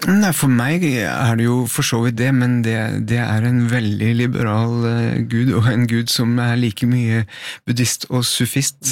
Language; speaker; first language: Norwegian; native; Norwegian